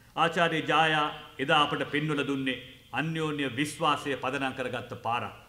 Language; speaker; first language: Sinhala; non-native, local second language; Tamil